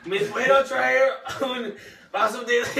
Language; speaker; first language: Spanish; non-native, learner; English